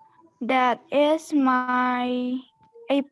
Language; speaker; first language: English; non-native, learner; Indonesian